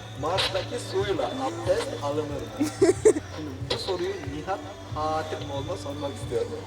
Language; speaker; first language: Turkish; native; Turkish